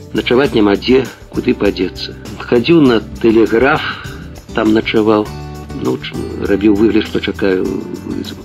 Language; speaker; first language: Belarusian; native; Belarusian